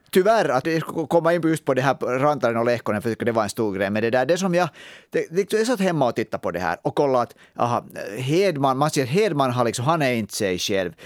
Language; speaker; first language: Swedish; native; Swedish